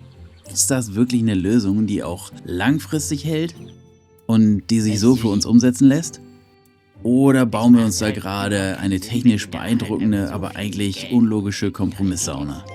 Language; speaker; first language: German; native; German